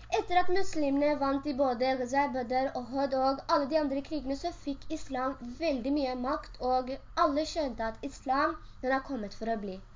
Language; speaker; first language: Norwegian; early bilingual, other home language; Urdu